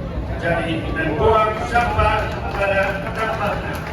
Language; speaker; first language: Indonesian; non-native, learner; Dutch